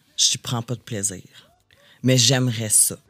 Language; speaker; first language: French; native; French